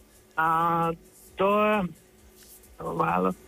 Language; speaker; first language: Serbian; non-native, learner; Nepali